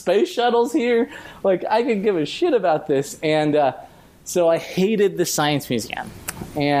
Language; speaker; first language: English; native; English